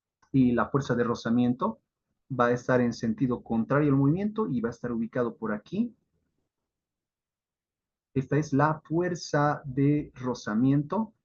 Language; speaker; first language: Spanish; native; Spanish